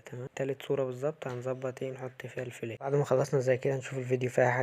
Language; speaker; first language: Arabic; native; Arabic